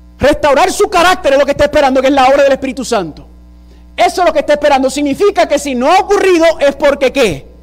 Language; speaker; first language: Spanish; early bilingual, heritage; Spanish